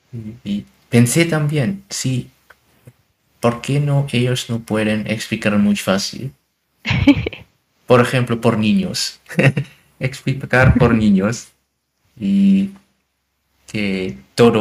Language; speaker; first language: Spanish; non-native, learner; German